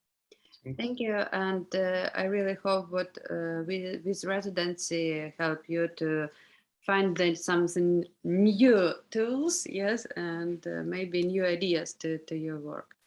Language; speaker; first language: English; non-native, learner; Ukrainian